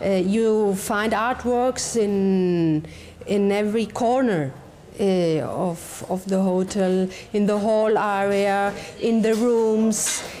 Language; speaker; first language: English; non-native, learner; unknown